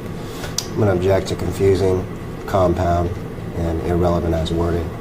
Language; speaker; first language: English; native; English